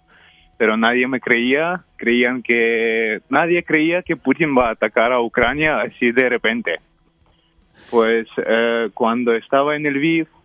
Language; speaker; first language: Spanish; non-native, fluent; Ukrainian